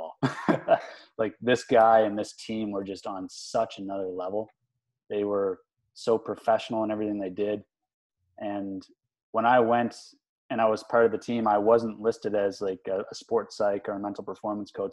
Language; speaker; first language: English; native; English